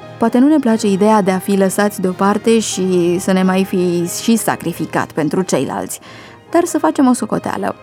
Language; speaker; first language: Romanian; native; Romanian